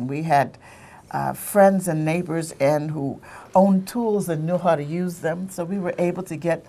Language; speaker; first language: English; native; English